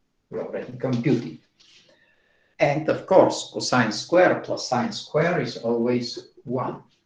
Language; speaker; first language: English; non-native, fluent; Bulgarian